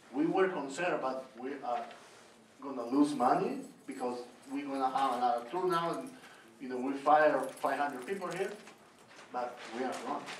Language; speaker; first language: English; non-native, learner; Spanish